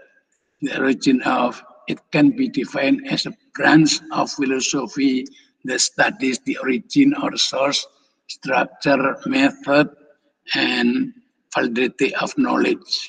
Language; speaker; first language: English; non-native, fluent; Indonesian